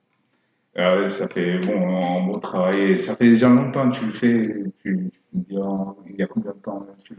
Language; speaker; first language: French; non-native, fluent; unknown